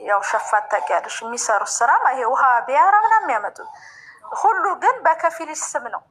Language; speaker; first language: Amharic; native; Amharic